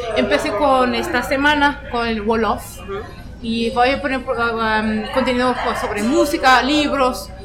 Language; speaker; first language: Spanish; non-native, fluent; French